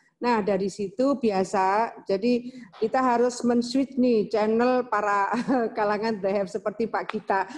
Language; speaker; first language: Indonesian; native; Indonesian